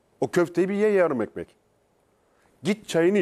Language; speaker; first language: Turkish; native; Turkish